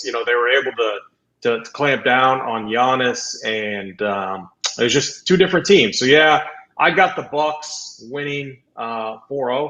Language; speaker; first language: English; native; English